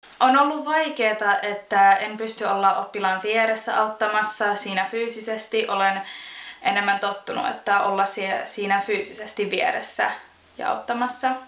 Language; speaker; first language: Finnish; non-native, fluent; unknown